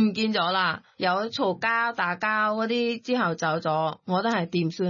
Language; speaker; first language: Cantonese; non-native, learner; Thai